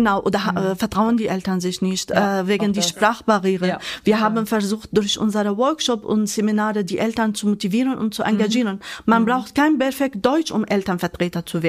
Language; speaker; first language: German; non-native, fluent; Arabic